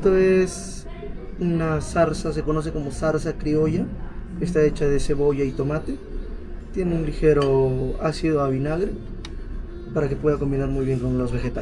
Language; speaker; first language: Spanish; native; Spanish